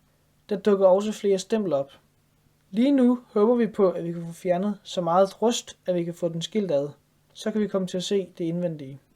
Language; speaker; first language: Danish; native; Danish